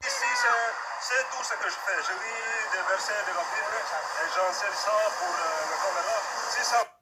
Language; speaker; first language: French; non-native, learner; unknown